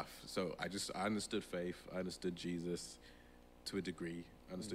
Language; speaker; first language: English; native; English